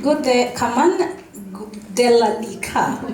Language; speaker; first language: Swedish; non-native, fluent; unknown